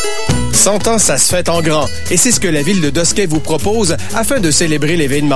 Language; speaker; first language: French; native; French